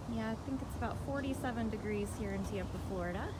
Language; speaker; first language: English; native; English